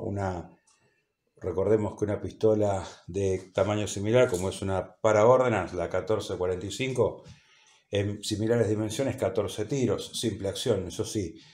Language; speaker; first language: Spanish; native; Spanish